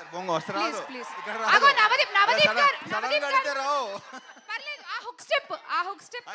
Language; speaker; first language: Telugu; native; Telugu